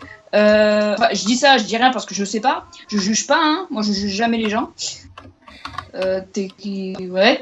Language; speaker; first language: French; native; French